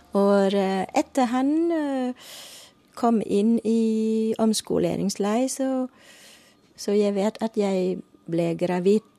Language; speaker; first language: Norwegian; non-native, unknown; Vietnamese